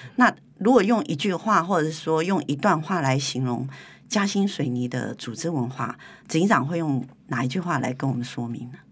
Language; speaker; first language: Chinese; native; Chinese